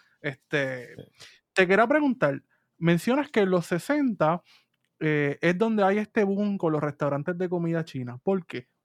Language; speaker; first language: Spanish; native; Spanish